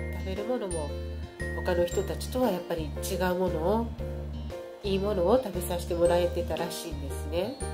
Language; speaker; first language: Japanese; native; Japanese